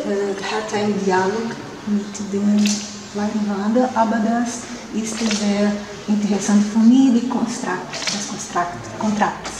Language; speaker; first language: German; non-native, learner; Portuguese